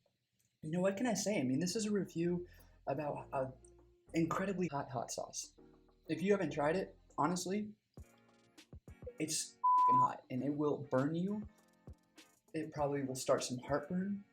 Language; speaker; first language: English; native; English